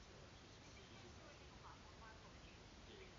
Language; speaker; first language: English; native; English